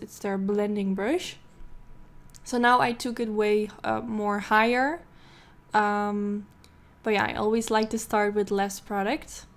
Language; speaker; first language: English; non-native, fluent; Dutch